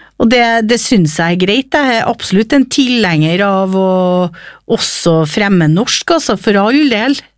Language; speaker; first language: Norwegian; native; Norwegian